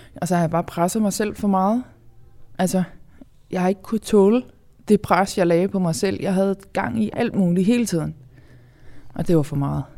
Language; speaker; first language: Danish; native; Danish